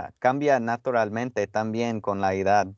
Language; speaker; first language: Spanish; non-native, fluent; English